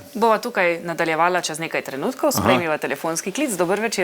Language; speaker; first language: Slovenian; native; Slovenian